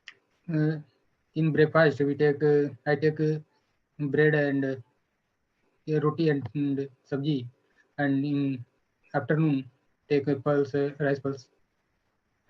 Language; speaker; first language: English; non-native, learner; Hindi